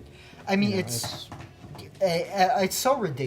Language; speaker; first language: English; native; English